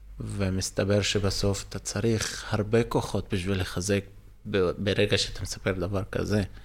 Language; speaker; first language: Hebrew; non-native, local second language; Arabic